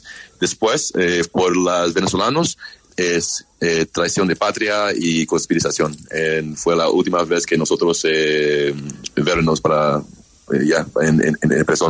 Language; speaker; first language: Spanish; non-native, learner; English